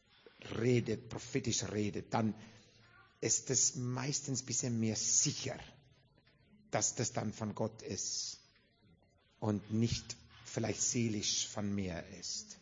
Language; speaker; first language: German; non-native, fluent; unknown